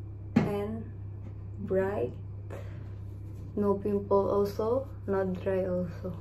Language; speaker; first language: English; non-native, learner; Indonesian